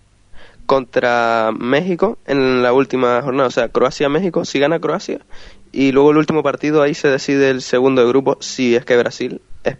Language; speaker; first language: Spanish; native; Spanish